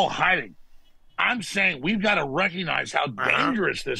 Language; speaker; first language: English; native; English